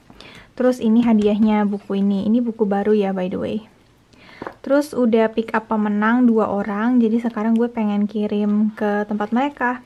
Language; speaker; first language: Indonesian; native; Indonesian